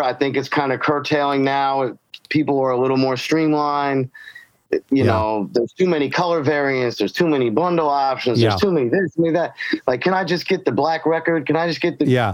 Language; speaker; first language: English; native; English